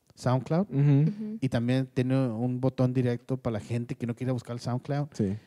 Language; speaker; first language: Spanish; early bilingual, heritage; Spanish